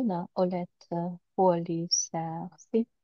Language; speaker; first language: Finnish; non-native, learner; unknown